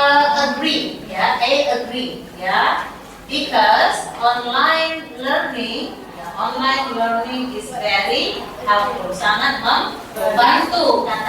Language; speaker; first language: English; non-native, fluent; Indonesian